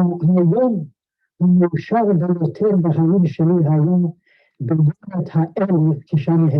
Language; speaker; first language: Hebrew; non-native, fluent; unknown